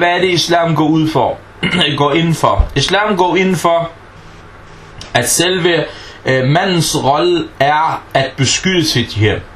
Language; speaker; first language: Danish; non-native, fluent; Arabic